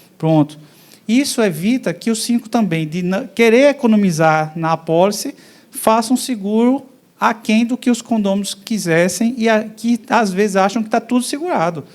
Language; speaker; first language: Portuguese; native; Portuguese